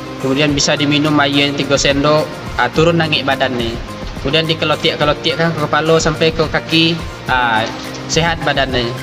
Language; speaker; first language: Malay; non-native, local second language; Minangkabau